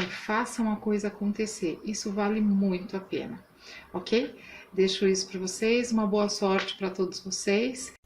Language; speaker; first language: Portuguese; native; Portuguese